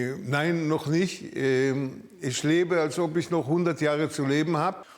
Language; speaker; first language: German; early bilingual, heritage; German